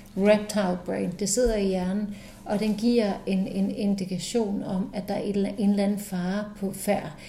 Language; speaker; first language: Danish; non-native, fluent; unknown